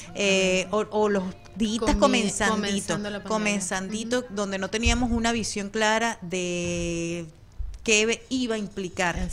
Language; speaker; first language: Spanish; native; Spanish